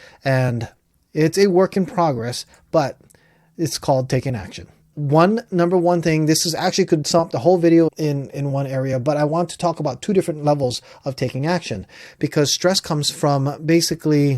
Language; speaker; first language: English; native; English